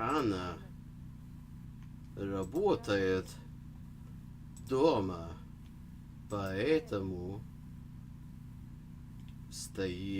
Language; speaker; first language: Russian; non-native, fluent; English